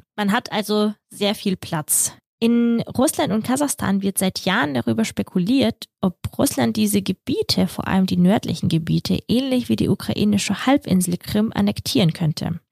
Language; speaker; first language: German; early bilingual, other home language; Russian